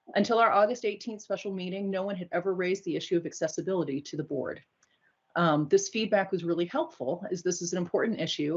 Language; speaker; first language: English; native; English